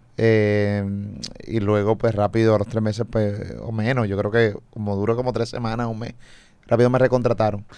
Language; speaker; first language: Spanish; native; Spanish